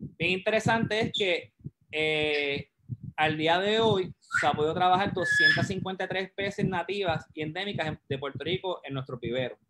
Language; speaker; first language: Spanish; native; Spanish